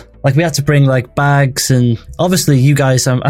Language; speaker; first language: English; native; English